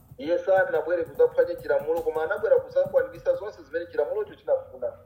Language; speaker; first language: Nyanja; non-native, local second language; Tumbuka